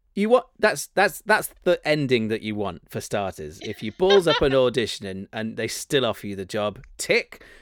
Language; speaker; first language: English; native; English